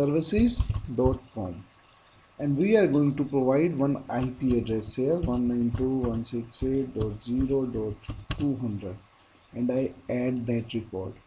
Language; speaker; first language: English; non-native, local second language; Hindi